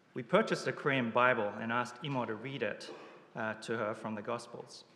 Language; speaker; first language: English; early bilingual, other home language; Japanese